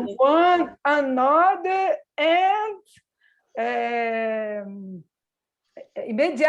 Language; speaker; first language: English; non-native, learner; Portuguese